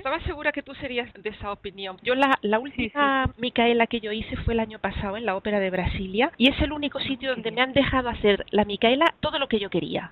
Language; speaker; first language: Spanish; native; Spanish